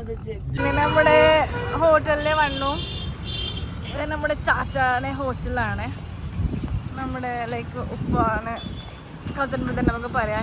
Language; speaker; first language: Malayalam; non-native, learner; Hindi